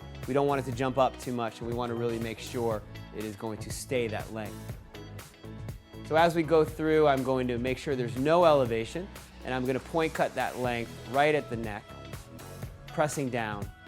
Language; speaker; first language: English; native; English